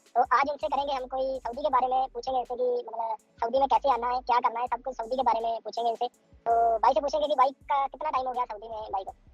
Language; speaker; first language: Hindi; non-native, local second language; Punjabi